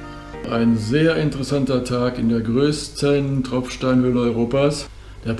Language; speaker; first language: German; native; German